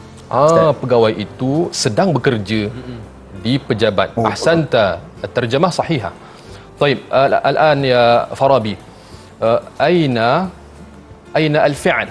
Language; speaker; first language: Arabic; non-native, fluent; Malay